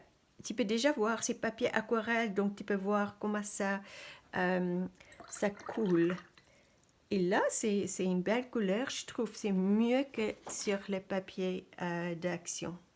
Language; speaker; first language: French; non-native, fluent; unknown